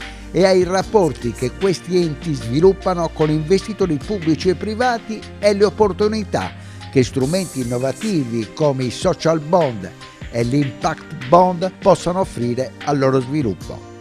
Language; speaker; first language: Italian; native; Italian